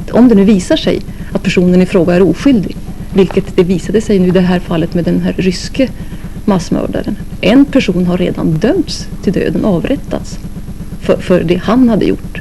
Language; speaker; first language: Swedish; native; Swedish